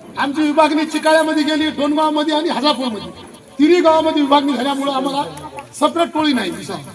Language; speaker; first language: Marathi; non-native, local second language; Lambadi